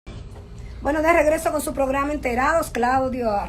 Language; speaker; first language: Spanish; native; Spanish